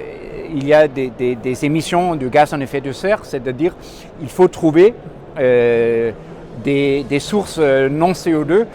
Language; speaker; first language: French; non-native, fluent; Danish